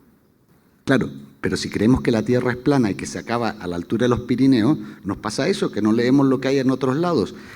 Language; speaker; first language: Spanish; native; Spanish